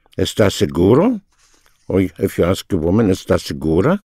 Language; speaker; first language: Spanish; non-native, fluent; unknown